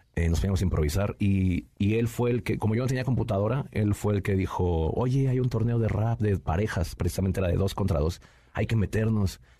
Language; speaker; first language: Spanish; native; Spanish